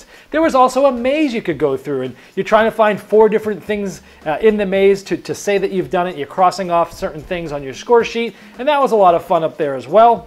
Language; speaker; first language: English; native; English